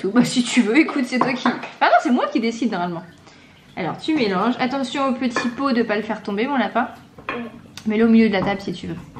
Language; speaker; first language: French; native; French